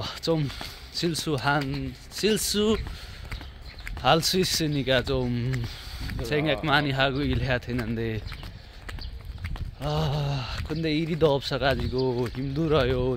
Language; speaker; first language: Korean; non-native, learner; Nepali